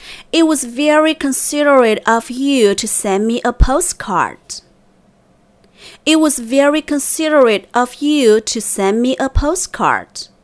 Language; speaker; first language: English; non-native, fluent; Chinese